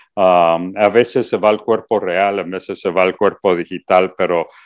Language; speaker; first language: Spanish; early bilingual, heritage; Spanish